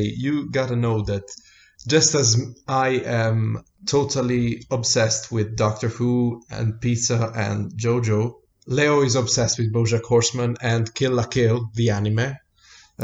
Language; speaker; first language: English; non-native, fluent; Italian